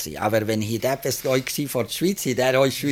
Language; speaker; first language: German; early bilingual, heritage; German